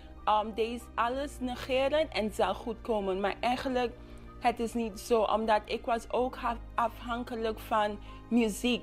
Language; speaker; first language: Dutch; non-native, local second language; English